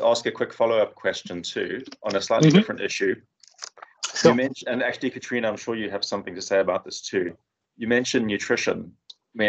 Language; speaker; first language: English; native; English